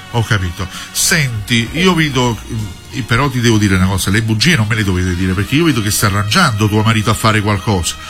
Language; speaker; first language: Italian; native; Italian